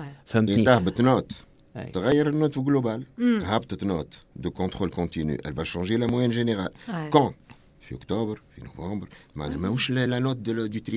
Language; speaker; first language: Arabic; native; Arabic